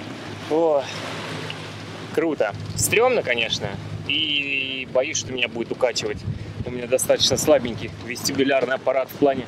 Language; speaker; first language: Russian; native; Russian